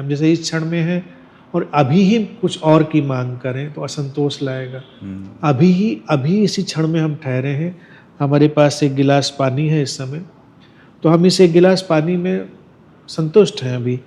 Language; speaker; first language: Hindi; native; Hindi